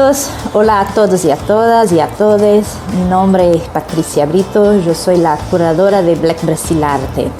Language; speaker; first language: Spanish; non-native, learner; Portuguese